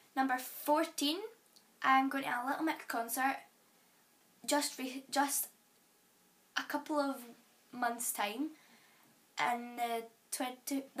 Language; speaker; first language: English; native; English